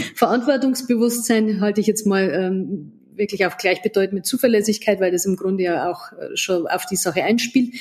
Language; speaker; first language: German; native; German